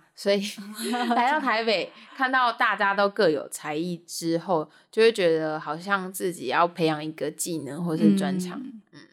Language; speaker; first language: Chinese; native; Chinese